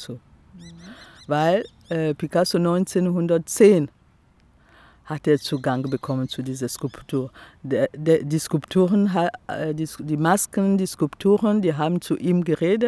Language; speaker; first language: German; non-native, fluent; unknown